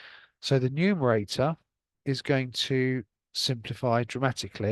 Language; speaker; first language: English; native; English